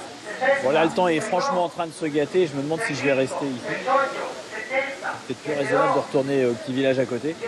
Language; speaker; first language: French; native; French